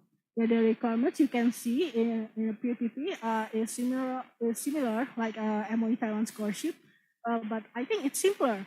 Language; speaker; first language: English; non-native, fluent; Indonesian